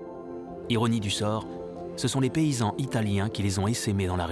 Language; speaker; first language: French; native; French